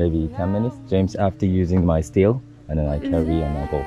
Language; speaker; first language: English; non-native, learner; Korean